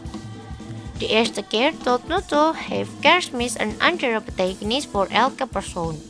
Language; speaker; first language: Dutch; non-native, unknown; Indonesian